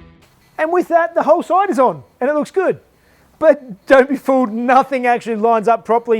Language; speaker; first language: English; native; English